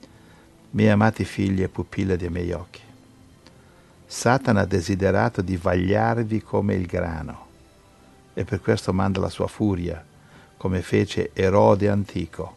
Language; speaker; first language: Italian; native; Italian